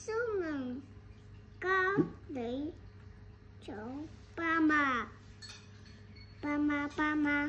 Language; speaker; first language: Chinese; non-native, local second language; Cantonese